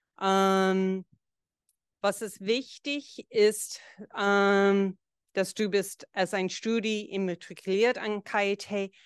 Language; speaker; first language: German; non-native, fluent; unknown